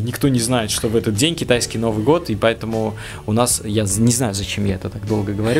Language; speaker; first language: Russian; native; Russian